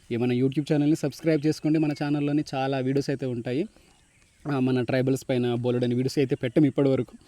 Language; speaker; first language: Telugu; native; Telugu